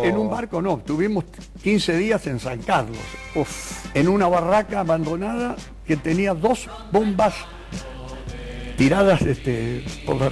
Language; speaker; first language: Spanish; native; Spanish